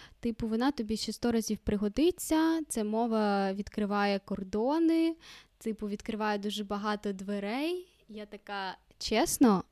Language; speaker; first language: Ukrainian; non-native, local second language; Russian